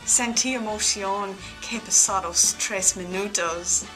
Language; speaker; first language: Spanish; non-native, learner; English